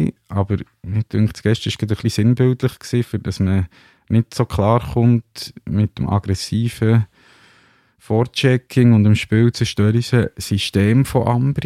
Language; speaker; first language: German; native; German